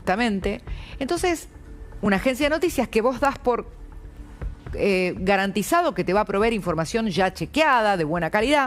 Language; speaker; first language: Spanish; native; Spanish